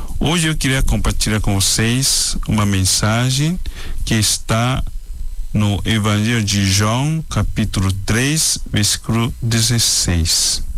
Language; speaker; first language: Portuguese; non-native, fluent; Chinese